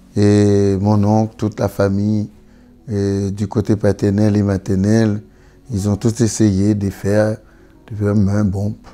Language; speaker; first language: French; non-native, local second language; Haitian Creole